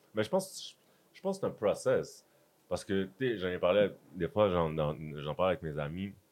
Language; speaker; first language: French; native; French